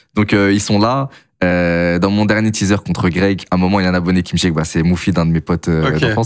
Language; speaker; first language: French; native; French